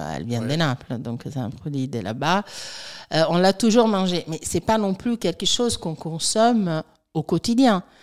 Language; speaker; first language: French; non-native, fluent; Italian